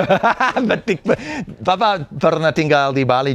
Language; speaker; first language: Indonesian; non-native, fluent; English